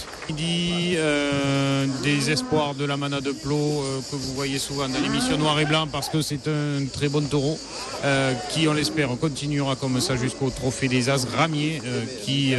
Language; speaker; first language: French; native; French